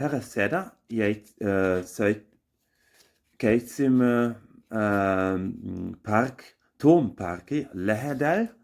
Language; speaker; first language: Estonian; non-native, learner; German